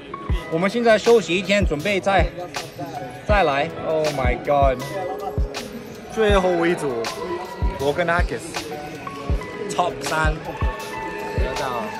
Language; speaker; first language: Chinese; early bilingual, heritage; English